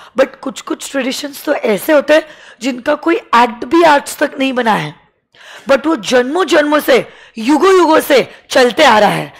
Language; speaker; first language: Hindi; native; Hindi